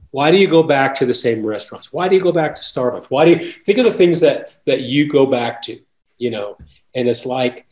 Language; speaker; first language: English; native; English